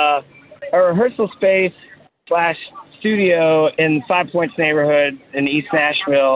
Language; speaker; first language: English; native; English